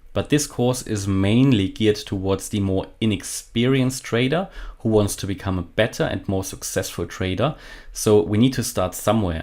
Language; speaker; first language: English; non-native, fluent; German